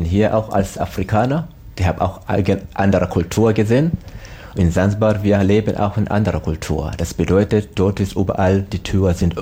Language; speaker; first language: German; non-native, learner; Swahili